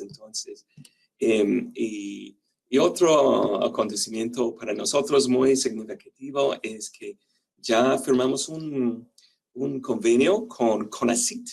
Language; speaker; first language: Spanish; non-native, fluent; English